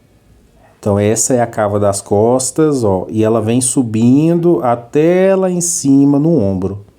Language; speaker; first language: Portuguese; native; Portuguese